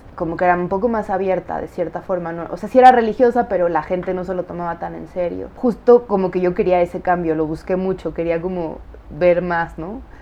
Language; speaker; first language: Spanish; native; Spanish